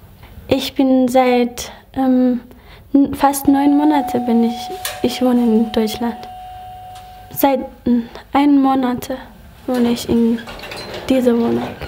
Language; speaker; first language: German; non-native, learner; Persian